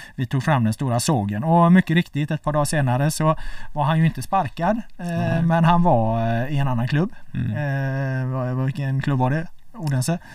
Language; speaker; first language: Swedish; native; Swedish